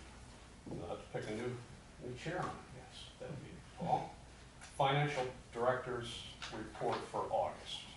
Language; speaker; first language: English; native; English